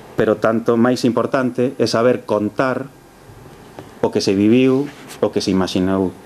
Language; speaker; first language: Galician; early bilingual, heritage; Galician